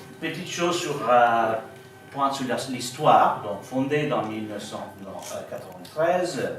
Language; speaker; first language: French; non-native, fluent; Italian